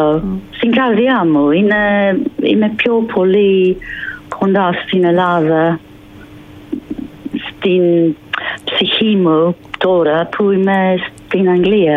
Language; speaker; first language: Greek; non-native, fluent; English